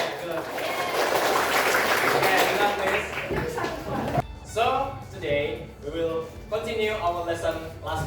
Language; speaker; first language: English; non-native, learner; Indonesian